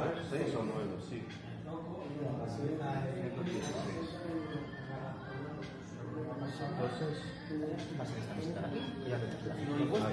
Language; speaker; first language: Spanish; non-native, learner; Armenian